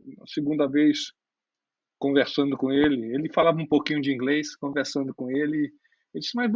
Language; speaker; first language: Portuguese; native; Portuguese